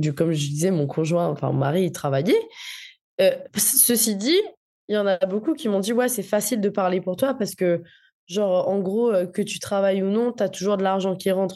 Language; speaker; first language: French; non-native, local second language; Morisyen